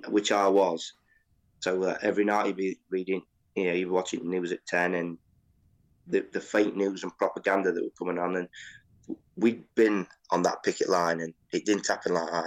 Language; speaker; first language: English; native; English